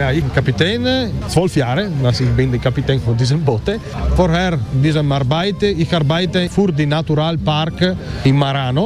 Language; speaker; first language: German; non-native, learner; Italian